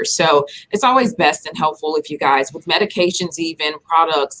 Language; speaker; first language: English; native; English